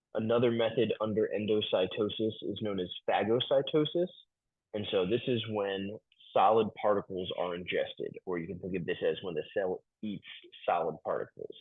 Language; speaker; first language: English; native; English